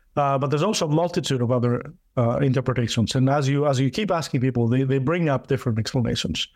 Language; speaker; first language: English; non-native, fluent; Greek